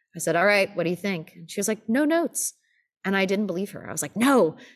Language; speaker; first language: English; native; English